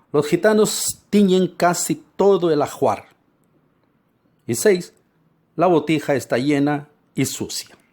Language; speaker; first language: Spanish; non-native, fluent; Portuguese